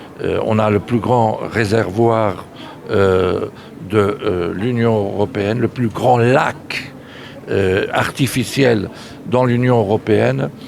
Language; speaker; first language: French; non-native, fluent; Portuguese